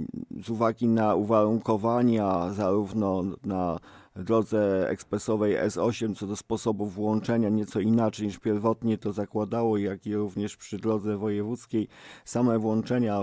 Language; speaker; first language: Polish; native; Polish